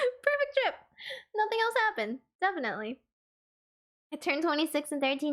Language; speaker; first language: English; native; English